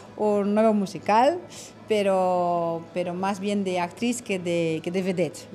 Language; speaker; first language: Spanish; non-native, fluent; French